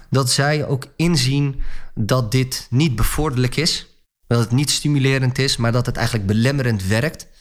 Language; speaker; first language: Dutch; early bilingual, other home language; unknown